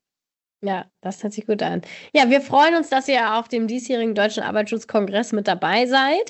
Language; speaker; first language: German; native; German